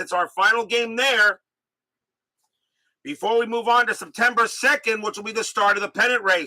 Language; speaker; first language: English; native; English